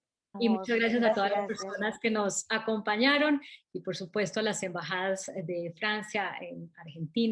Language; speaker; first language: Spanish; native; Spanish